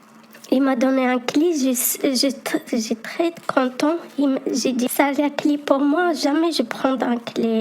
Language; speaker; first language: French; non-native, learner; Arabic